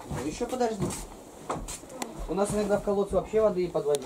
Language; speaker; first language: Russian; native; Russian